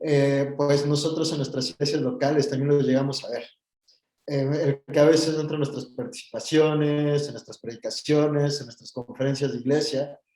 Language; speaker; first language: Spanish; native; Spanish